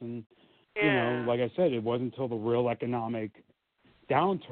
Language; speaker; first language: English; native; English